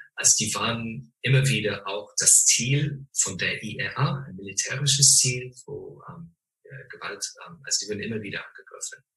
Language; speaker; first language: German; non-native, fluent; English